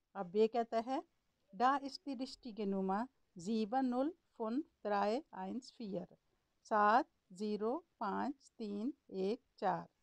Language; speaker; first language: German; non-native, learner; Urdu